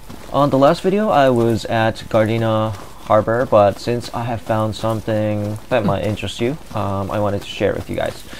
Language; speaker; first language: English; non-native, fluent; Japanese